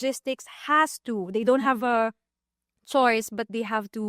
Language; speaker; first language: English; non-native, local second language; Filipino